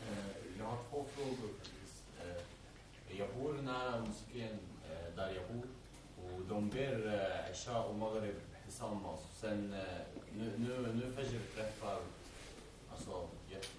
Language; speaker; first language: Swedish; non-native, learner; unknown